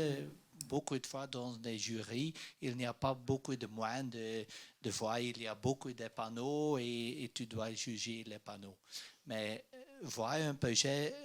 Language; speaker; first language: French; non-native, learner; Dutch